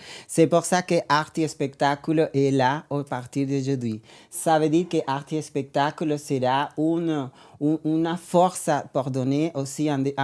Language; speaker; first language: French; non-native, learner; Spanish